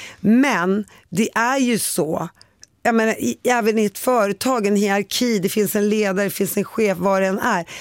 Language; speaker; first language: Swedish; native; Swedish